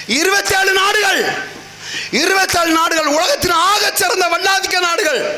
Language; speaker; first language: Tamil; native; Tamil